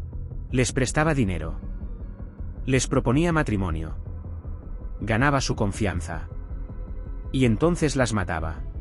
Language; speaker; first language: Spanish; native; Spanish